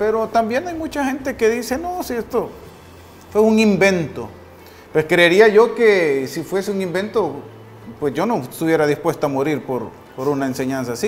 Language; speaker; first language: Spanish; native; Spanish